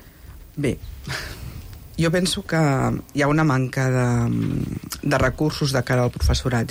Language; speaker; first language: Catalan; native; Catalan